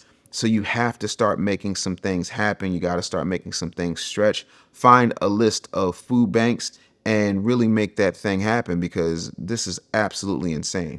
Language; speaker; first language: English; native; English